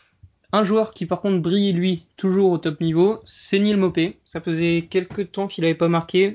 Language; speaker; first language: French; native; French